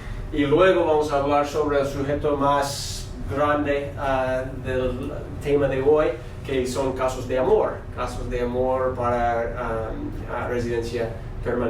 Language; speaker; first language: Spanish; non-native, fluent; English